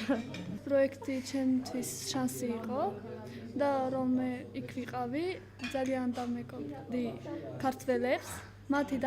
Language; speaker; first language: Georgian; non-native, local second language; Armenian